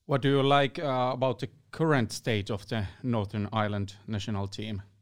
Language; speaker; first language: English; non-native, fluent; Finnish